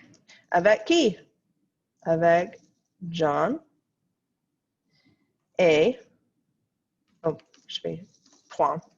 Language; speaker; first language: French; non-native, fluent; English